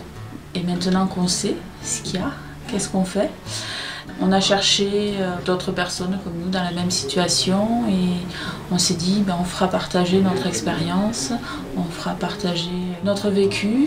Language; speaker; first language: French; native; French